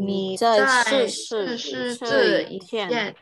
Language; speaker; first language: Chinese; non-native, learner; Indonesian